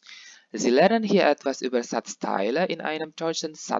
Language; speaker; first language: German; non-native, fluent; Indonesian